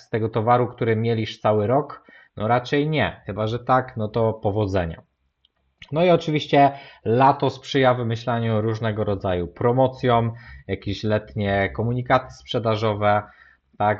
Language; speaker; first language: Polish; native; Polish